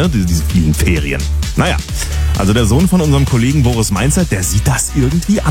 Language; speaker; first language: German; native; German